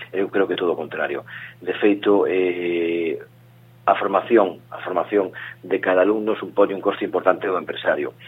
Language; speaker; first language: Galician; non-native, local second language; Spanish